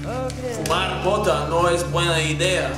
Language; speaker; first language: Spanish; non-native, learner; English